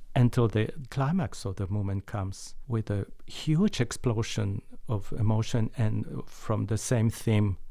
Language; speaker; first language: English; non-native, fluent; Spanish